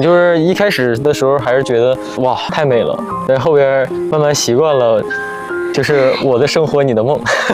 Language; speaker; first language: Chinese; native; Chinese